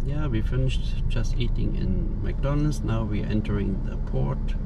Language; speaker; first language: English; non-native, fluent; German